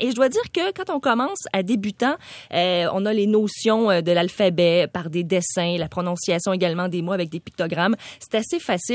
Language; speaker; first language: French; native; French